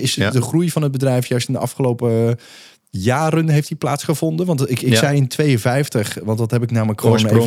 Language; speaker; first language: Dutch; native; Dutch